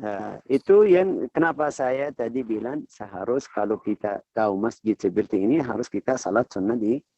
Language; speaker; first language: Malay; non-native, learner; Arabic